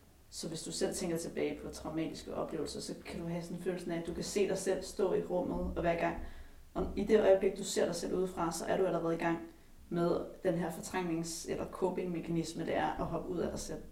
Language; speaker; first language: Danish; native; Danish